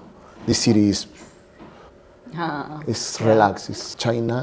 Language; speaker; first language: English; non-native, learner; Spanish